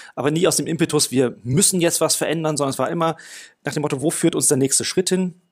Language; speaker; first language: German; non-native, fluent; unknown